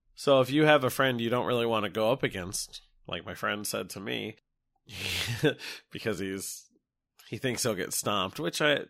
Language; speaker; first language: English; native; English